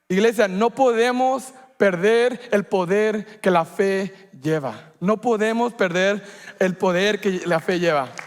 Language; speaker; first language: Spanish; early bilingual, heritage; Spanish